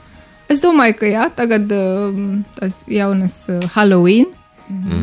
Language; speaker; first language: Latvian; non-native, learner; Romanian